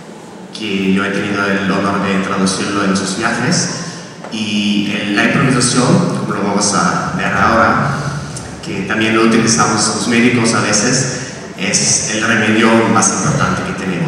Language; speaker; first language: Spanish; non-native, fluent; German